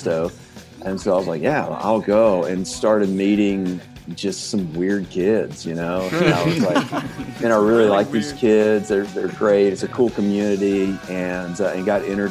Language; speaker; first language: English; native; English